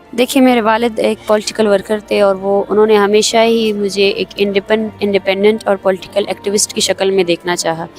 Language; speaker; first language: Urdu; non-native, local second language; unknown